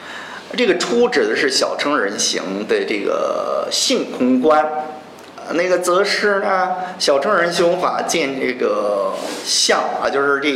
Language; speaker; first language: Chinese; native; Chinese